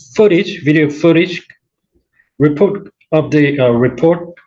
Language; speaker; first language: English; non-native, fluent; Korean